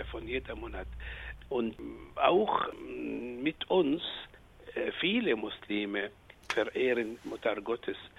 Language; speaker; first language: German; non-native, fluent; Arabic